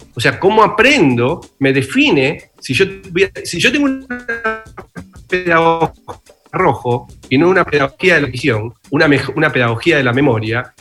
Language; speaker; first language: Spanish; native; Spanish